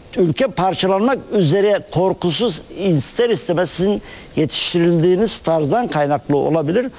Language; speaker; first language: Turkish; native; Turkish